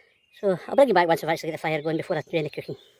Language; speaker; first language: English; native; English